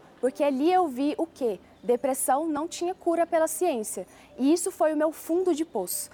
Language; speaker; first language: Portuguese; early bilingual, other home language; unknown